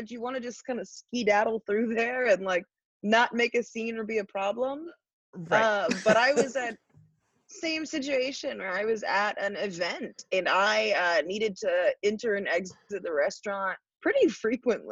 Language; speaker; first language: English; native; English